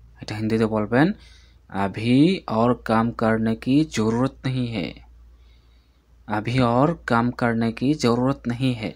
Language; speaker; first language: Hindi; non-native, fluent; Bangla